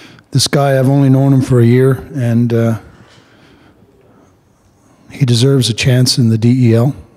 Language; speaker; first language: English; native; English